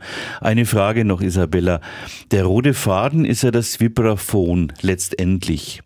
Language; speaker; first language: German; native; German